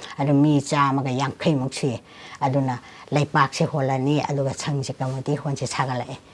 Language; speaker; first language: Manipuri; native; Manipuri